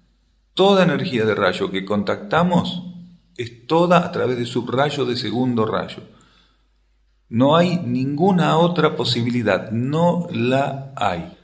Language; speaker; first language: Spanish; native; Spanish